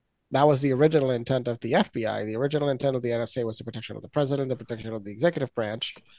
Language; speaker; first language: English; non-native, local second language; Spanish